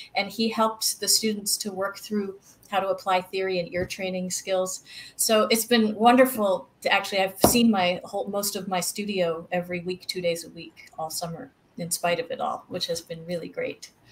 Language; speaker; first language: English; native; English